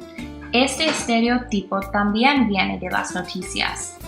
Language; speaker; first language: Spanish; non-native, learner; English